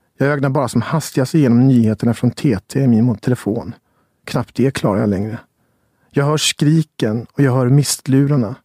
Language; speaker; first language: Swedish; native; Swedish